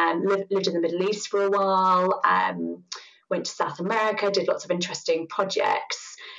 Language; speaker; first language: English; native; English